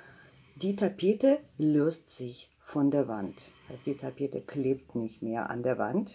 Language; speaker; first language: German; non-native, fluent; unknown